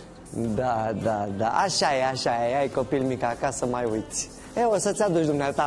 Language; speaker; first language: Romanian; native; Romanian